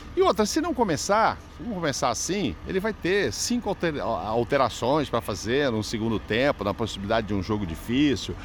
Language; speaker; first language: Portuguese; native; Portuguese